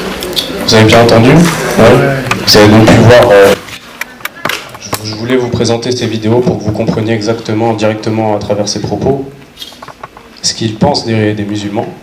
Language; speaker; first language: French; native; French